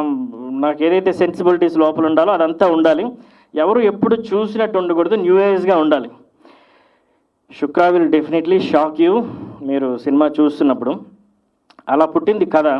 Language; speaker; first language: Telugu; native; Telugu